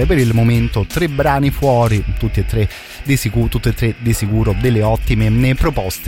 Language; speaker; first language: Italian; native; Italian